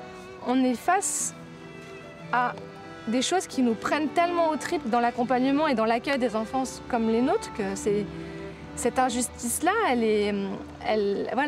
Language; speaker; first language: French; native; French